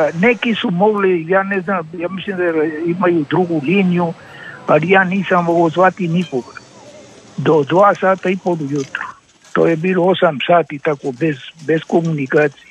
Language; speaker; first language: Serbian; early bilingual, heritage; Serbian